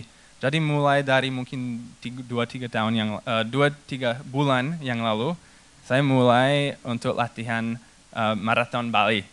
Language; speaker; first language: Indonesian; non-native, fluent; English